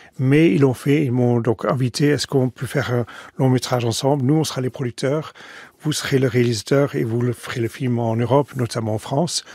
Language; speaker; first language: French; non-native, fluent; Dutch